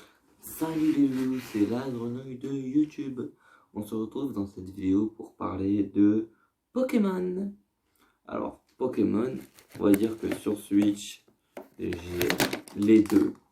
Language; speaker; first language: French; native; French